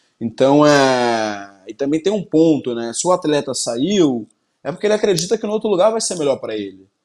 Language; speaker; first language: Portuguese; native; Portuguese